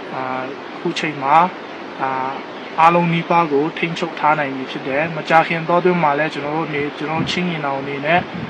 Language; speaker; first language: Burmese; non-native, local second language; Tedim Chin